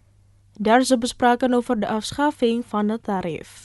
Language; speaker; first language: Dutch; non-native, fluent; Indonesian